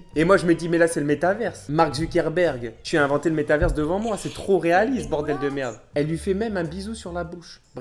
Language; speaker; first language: French; native; French